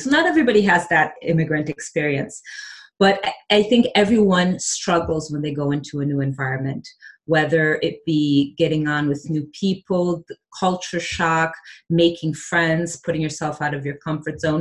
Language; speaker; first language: English; early bilingual, other home language; Portuguese